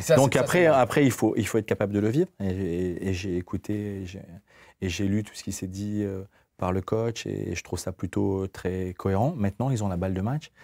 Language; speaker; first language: French; native; French